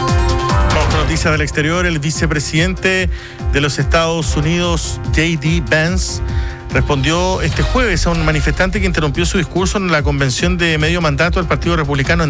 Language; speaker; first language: Spanish; native; Spanish